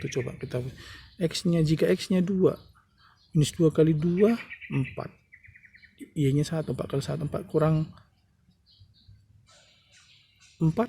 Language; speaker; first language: Indonesian; native; Indonesian